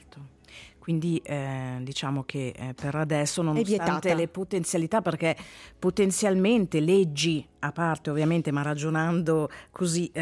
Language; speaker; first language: Italian; native; Italian